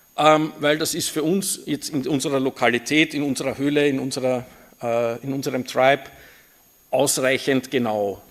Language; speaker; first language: German; native; German